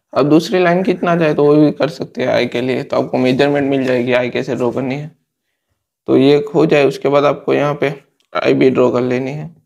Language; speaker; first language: Hindi; native; Hindi